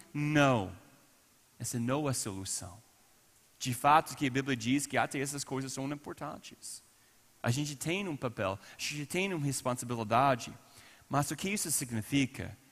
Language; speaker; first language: Portuguese; non-native, fluent; English